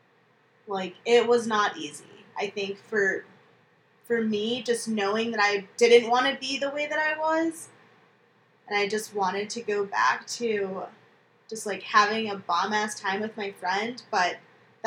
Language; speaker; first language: English; native; English